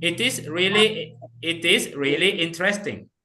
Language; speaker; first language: English; non-native, fluent; Indonesian